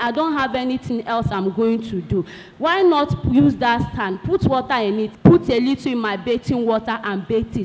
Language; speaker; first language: English; non-native, local second language; Igbo